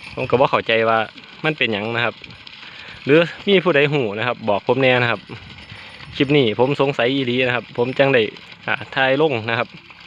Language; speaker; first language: Thai; native; Thai